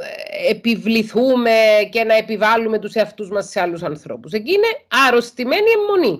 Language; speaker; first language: Greek; native; Greek